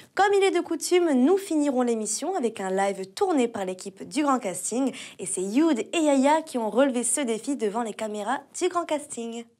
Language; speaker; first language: French; native; French